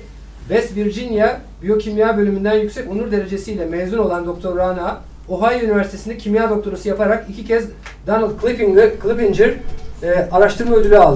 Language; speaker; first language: Turkish; native; Turkish